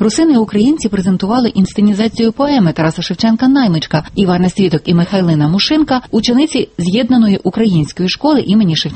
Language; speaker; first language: Ukrainian; native; Ukrainian